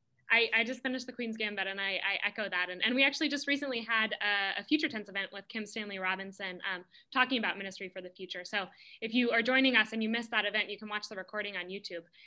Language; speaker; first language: English; native; English